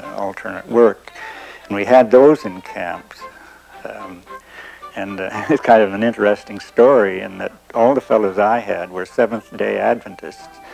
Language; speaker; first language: English; native; English